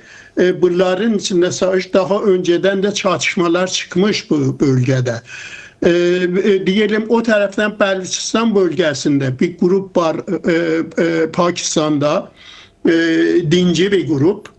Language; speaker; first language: Turkish; non-native, fluent; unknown